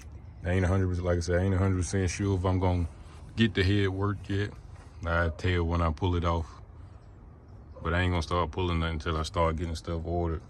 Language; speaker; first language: English; native; English